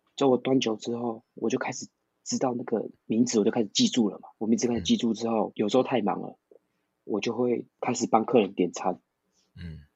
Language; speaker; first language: Chinese; non-native, local second language; Min Nan Chinese